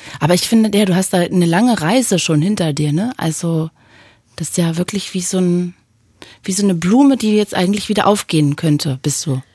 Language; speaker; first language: German; native; German